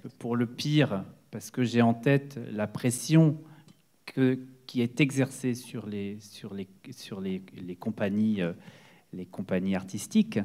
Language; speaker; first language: French; native; French